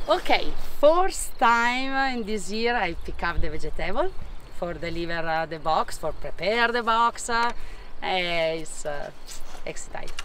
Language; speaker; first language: English; non-native, learner; Italian